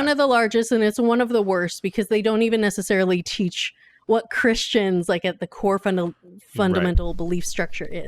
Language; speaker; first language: English; native; English